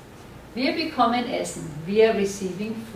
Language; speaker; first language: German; non-native, fluent; English